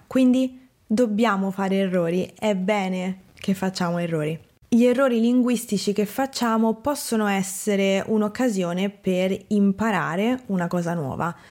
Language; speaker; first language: Italian; native; Italian